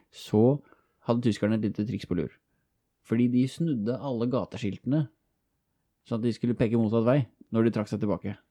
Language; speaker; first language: Norwegian; native; Norwegian